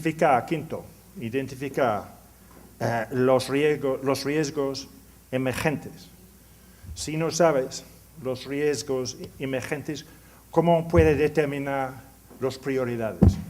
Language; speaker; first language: Spanish; non-native, learner; English